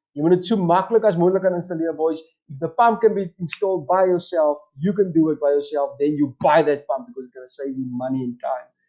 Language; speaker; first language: English; non-native, local second language; Afrikaans